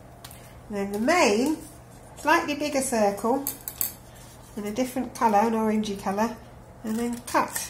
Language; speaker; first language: English; native; English